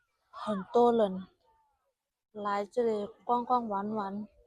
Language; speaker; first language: Chinese; non-native, fluent; Lao